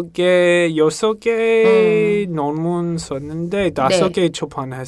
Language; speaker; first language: Korean; non-native, learner; English